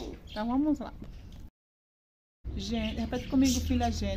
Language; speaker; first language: Portuguese; native; Portuguese